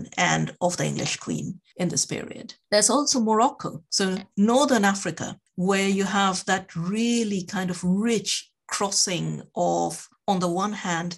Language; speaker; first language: English; non-native, local second language; Bangla